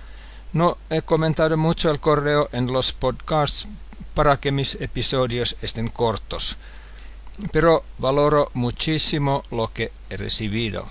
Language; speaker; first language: Spanish; non-native, fluent; Finnish